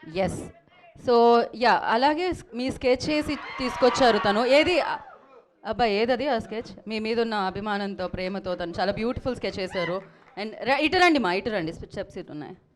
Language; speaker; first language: Telugu; native; Telugu